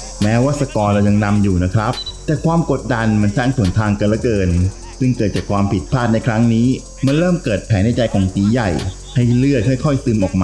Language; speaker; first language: Thai; native; Thai